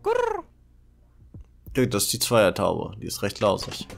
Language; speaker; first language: German; native; German